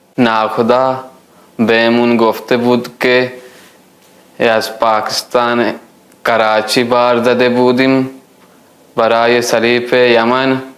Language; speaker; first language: Persian; non-native, local second language; Baluchi